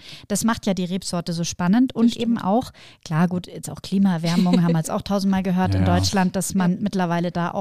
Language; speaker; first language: German; native; German